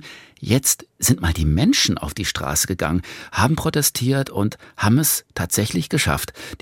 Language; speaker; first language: German; native; German